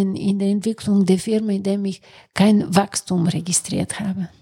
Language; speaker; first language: German; non-native, fluent; Bulgarian